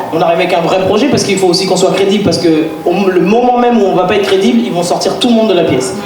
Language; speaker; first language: French; native; French